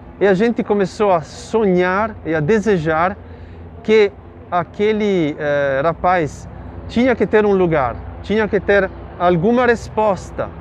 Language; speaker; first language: Portuguese; non-native, fluent; Italian